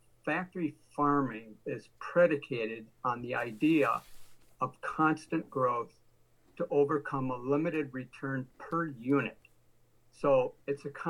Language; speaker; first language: English; native; English